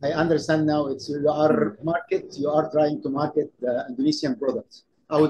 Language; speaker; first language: English; non-native, fluent; Arabic